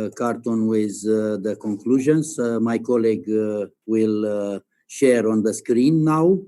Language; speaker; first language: English; non-native, learner; Romanian